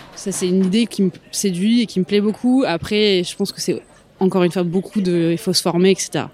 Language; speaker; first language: French; native; French